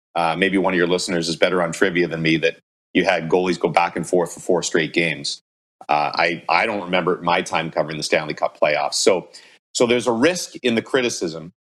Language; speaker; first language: English; native; English